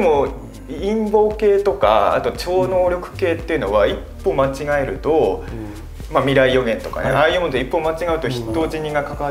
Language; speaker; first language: Japanese; native; Japanese